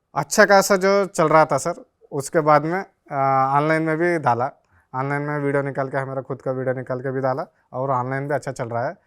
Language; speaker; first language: Hindi; non-native, local second language; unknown